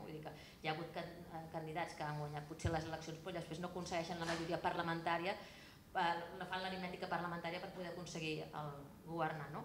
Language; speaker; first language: Catalan; native; Catalan